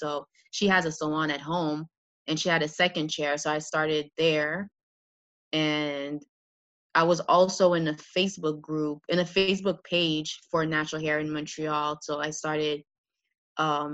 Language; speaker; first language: English; native; English